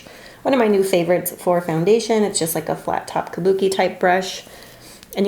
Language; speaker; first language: English; native; English